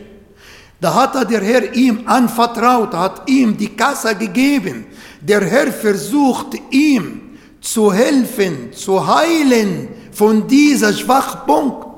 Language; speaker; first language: German; non-native, fluent; Arabic